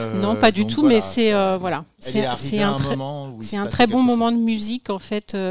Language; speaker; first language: French; native; French